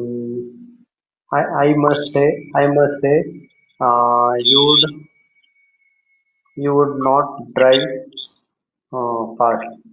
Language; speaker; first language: English; non-native, learner; Hindi